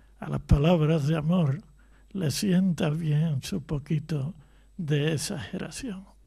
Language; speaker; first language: Spanish; native; Spanish